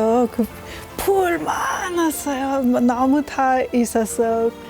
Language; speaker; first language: Korean; non-native, learner; English